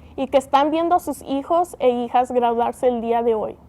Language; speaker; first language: Spanish; early bilingual, heritage; Spanish